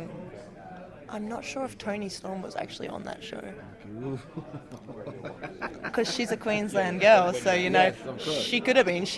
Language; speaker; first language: English; native; English